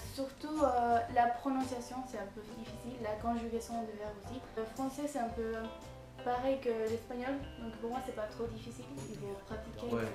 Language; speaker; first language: French; non-native, learner; Spanish